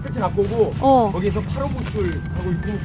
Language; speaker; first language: Korean; native; Korean